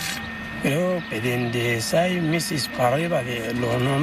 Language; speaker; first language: Spanish; non-native, learner; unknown